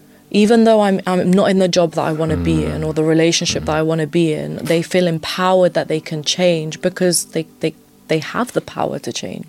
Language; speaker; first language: English; early bilingual, other home language; Albanian